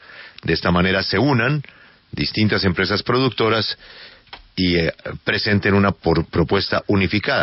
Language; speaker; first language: Spanish; native; Spanish